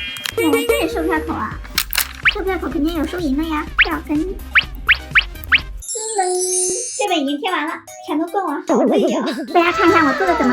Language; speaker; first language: Chinese; native; Chinese